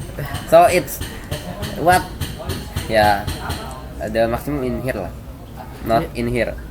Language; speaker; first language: English; non-native, learner; Indonesian